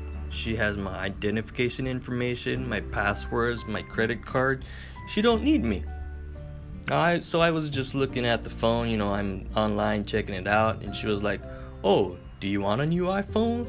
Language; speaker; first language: English; non-native, fluent; Japanese